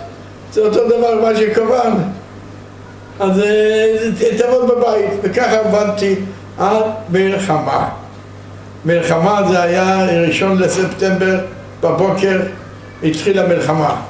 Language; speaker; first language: Hebrew; non-native, fluent; Yiddish